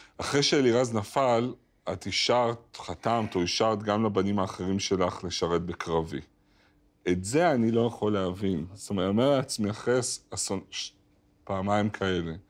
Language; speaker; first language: Hebrew; native; Hebrew